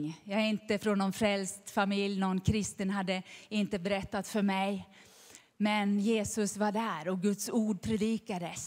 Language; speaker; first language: Swedish; native; Swedish